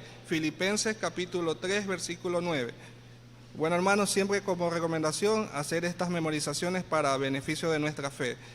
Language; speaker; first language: Spanish; native; Spanish